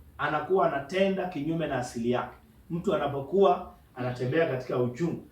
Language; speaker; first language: Swahili; non-native, local second language; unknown